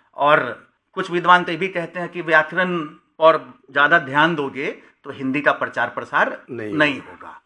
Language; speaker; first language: Hindi; native; Hindi